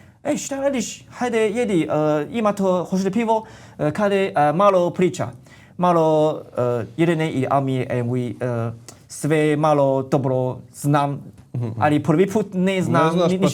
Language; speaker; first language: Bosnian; non-native, learner; Chinese